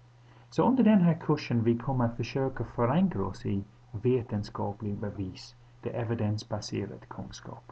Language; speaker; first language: Swedish; non-native, fluent; English